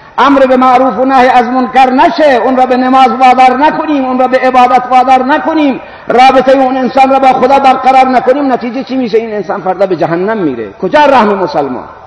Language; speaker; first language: Persian; non-native, local second language; Baluchi